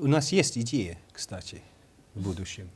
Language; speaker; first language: Russian; non-native, fluent; English